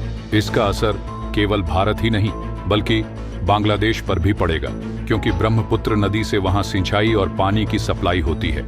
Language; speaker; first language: Hindi; native; Hindi